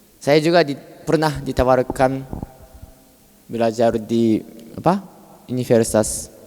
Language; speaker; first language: Indonesian; non-native, fluent; Japanese